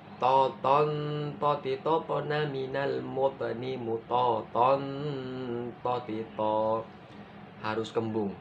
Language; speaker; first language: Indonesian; non-native, local second language; Madurese